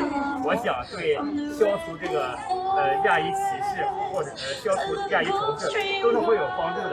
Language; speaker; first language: Chinese; native; Chinese